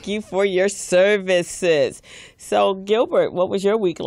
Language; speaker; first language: English; native; English